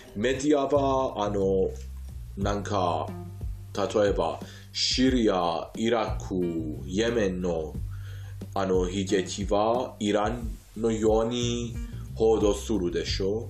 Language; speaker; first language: Japanese; non-native, fluent; Persian